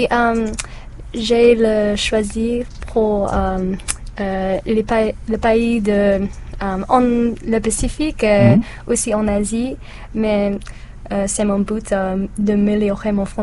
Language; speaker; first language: French; non-native, learner; English